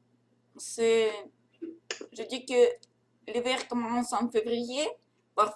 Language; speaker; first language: French; non-native, learner; Russian